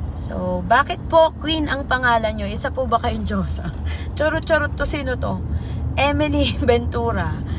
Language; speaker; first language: Filipino; non-native, local second language; Waray